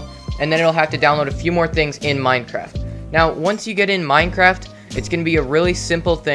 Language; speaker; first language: English; native; English